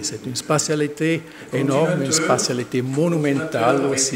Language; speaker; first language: French; non-native, learner; German